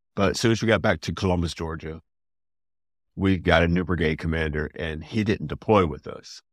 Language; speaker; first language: English; native; English